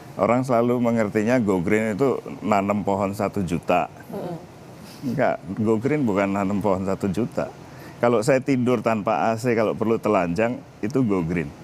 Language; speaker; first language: Indonesian; native; Indonesian